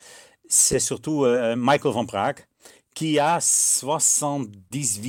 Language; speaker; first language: French; non-native, fluent; Dutch